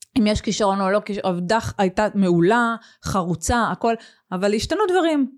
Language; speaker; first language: Hebrew; native; Hebrew